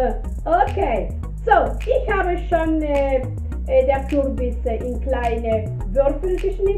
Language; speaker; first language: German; non-native, learner; Italian